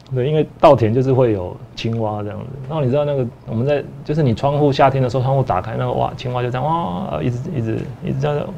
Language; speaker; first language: Chinese; native; Chinese